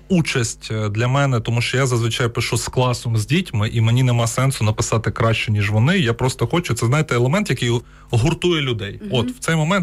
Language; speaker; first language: Ukrainian; non-native, local second language; Russian